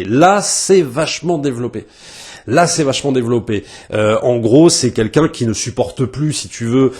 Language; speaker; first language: French; native; French